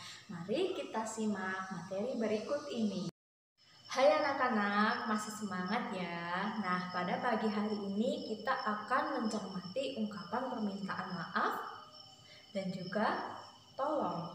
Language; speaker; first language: Indonesian; native; Indonesian